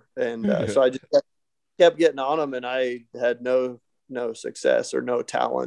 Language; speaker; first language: English; native; English